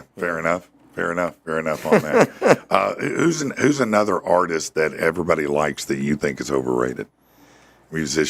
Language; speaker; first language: English; native; English